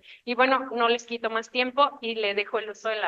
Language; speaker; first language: Spanish; native; Spanish